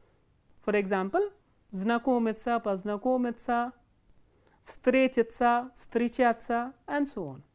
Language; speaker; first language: Russian; non-native, fluent; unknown